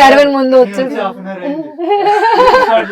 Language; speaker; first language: Telugu; non-native, fluent; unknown